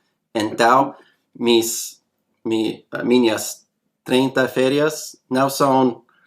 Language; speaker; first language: Portuguese; non-native, learner; English